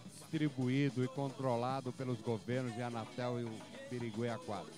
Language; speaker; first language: Portuguese; native; Portuguese